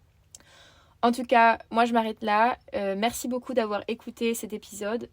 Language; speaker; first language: French; native; French